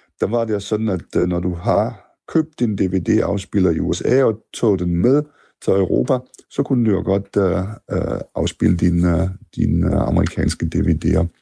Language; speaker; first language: Danish; non-native, fluent; German